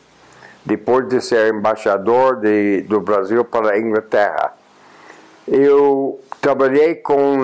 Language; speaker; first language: Portuguese; non-native, fluent; English